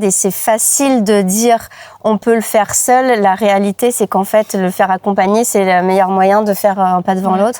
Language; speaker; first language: French; native; French